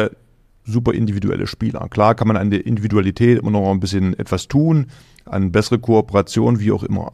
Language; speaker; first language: German; native; German